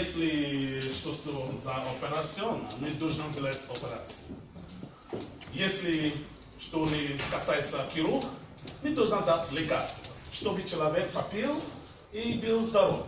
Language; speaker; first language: Russian; non-native, learner; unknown